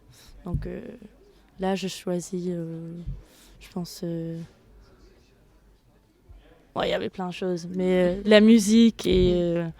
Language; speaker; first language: French; non-native, fluent; Danish